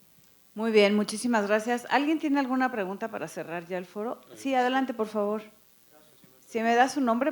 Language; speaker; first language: Spanish; native; Spanish